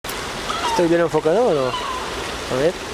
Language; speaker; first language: Spanish; non-native, fluent; French